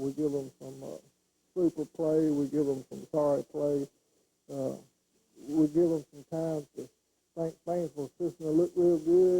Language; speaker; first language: English; native; English